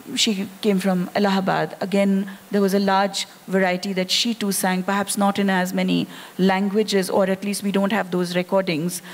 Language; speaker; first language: English; non-native, local second language; Hindi